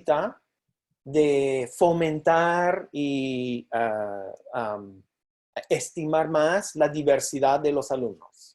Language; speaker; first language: Spanish; non-native, fluent; English